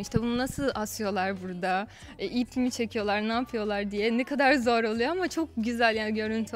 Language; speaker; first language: Turkish; non-native, fluent; Portuguese